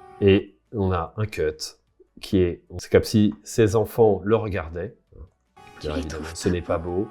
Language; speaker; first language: French; native; French